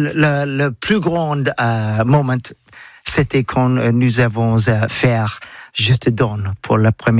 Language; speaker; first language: French; non-native, learner; English